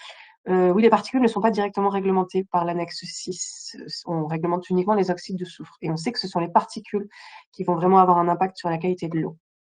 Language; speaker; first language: French; native; French